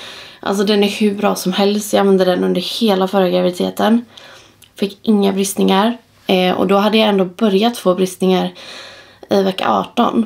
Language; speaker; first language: Swedish; native; Swedish